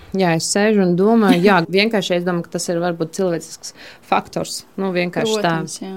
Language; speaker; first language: Latvian; non-native, local second language; Russian